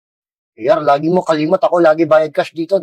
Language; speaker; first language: Filipino; non-native, learner; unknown